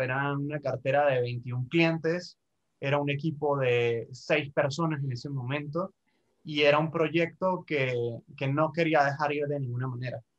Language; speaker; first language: Spanish; native; Spanish